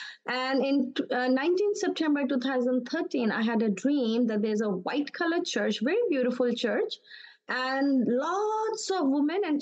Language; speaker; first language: English; non-native, local second language; Urdu